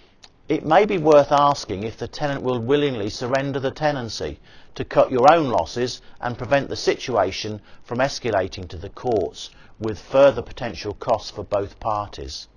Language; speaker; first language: English; native; English